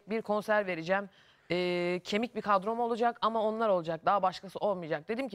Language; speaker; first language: Turkish; native; Turkish